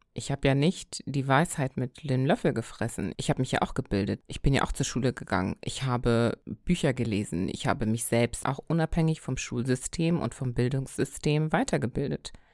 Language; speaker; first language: German; early bilingual, other home language; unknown